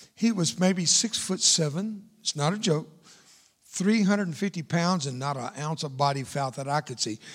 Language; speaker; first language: English; early bilingual, other home language; Spanish